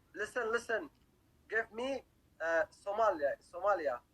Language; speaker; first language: English; non-native, learner; Arabic